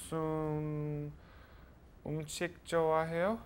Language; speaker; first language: Korean; non-native, learner; English